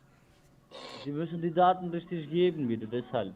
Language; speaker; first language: German; non-native, fluent; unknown